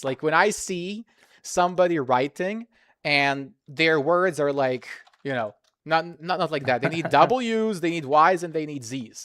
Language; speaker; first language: English; non-native, fluent; Serbian